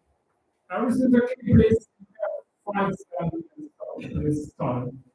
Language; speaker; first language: English; non-native, learner; Russian